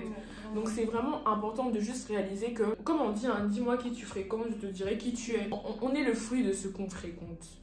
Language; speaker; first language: French; native; French